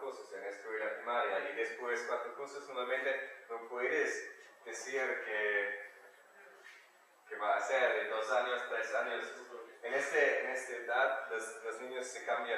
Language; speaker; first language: Spanish; non-native, learner; German